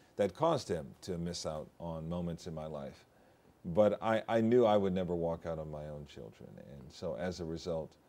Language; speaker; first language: English; native; English